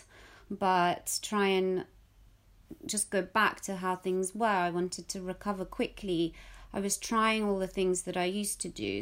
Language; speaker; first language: English; early bilingual, other home language; Russian